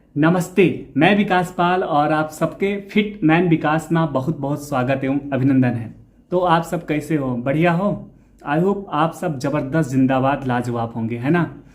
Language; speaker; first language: Hindi; native; Hindi